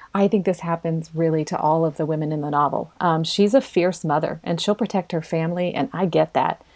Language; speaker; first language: English; native; English